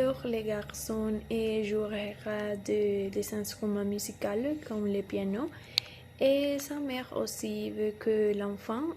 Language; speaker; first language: French; non-native, learner; Spanish